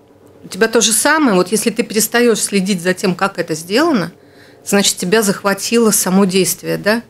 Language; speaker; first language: Russian; native; Russian